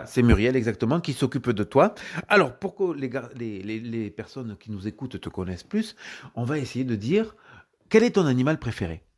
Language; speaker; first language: French; native; French